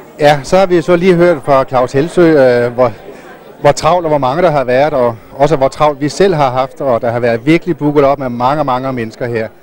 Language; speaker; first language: Danish; native; Danish